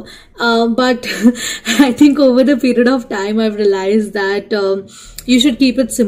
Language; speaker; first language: English; non-native, local second language; Hindi